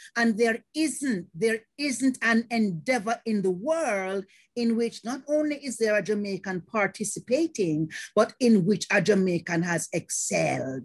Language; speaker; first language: English; native; English